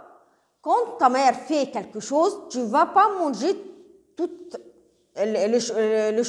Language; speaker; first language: French; non-native, local second language; Arabic